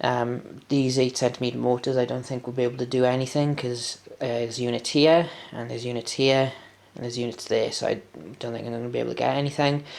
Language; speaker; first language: English; native; English